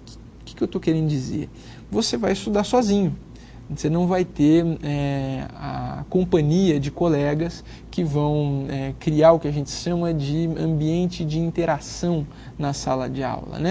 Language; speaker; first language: Portuguese; native; Portuguese